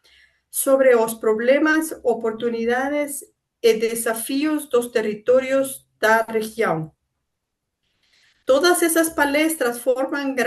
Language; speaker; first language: Portuguese; non-native, fluent; Spanish